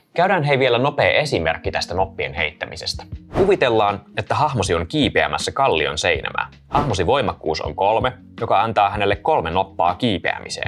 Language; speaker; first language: Finnish; native; Finnish